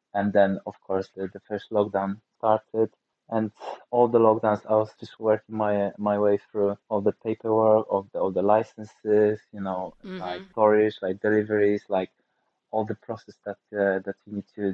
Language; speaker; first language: English; non-native, fluent; Polish